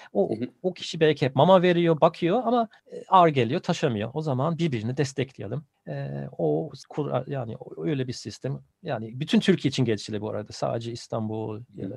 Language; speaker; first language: Turkish; non-native, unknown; German